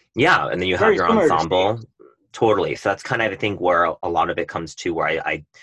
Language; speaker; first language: English; native; English